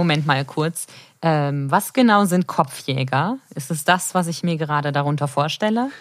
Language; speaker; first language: German; native; German